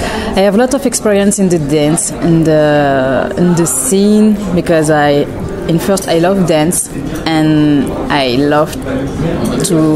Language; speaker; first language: English; non-native, learner; French